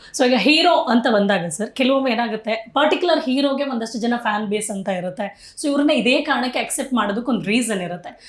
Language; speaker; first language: Kannada; native; Kannada